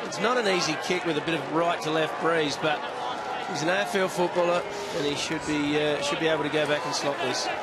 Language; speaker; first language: English; native; English